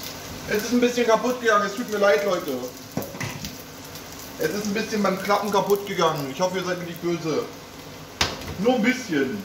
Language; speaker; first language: German; native; German